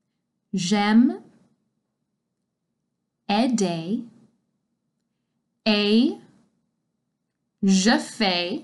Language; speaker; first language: French; non-native, fluent; English